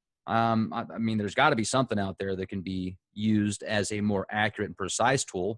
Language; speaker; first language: English; native; English